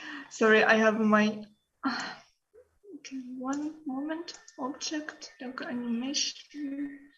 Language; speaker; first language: English; non-native, learner; Russian